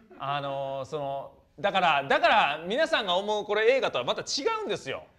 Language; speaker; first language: Japanese; native; Japanese